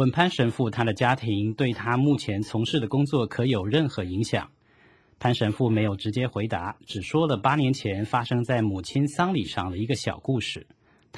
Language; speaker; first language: Chinese; native; Chinese